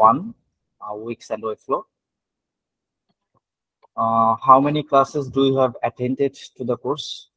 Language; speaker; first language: English; non-native, learner; Bangla